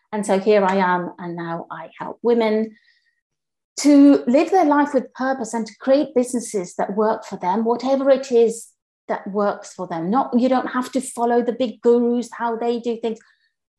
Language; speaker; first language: English; native; English